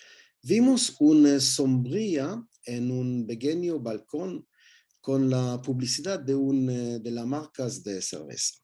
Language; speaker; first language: Spanish; non-native, learner; Hebrew